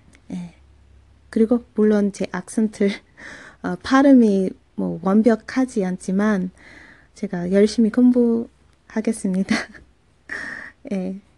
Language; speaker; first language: Korean; non-native, fluent; English